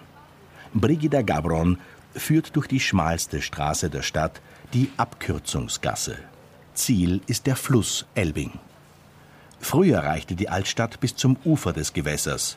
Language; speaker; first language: German; native; German